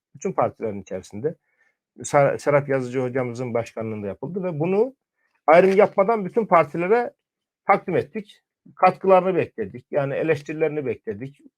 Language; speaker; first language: Turkish; native; Turkish